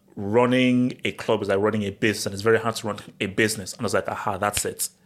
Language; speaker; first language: English; early bilingual, other home language; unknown